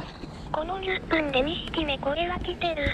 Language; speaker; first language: Japanese; native; Japanese